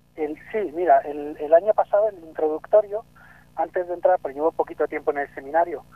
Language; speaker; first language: Spanish; native; Spanish